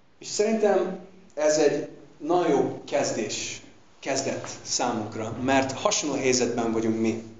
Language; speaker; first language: Hungarian; non-native, fluent; English